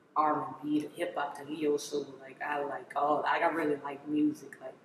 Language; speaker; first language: English; native; English